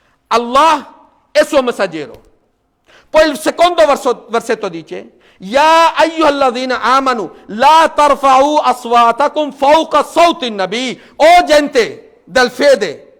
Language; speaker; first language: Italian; non-native, fluent; Urdu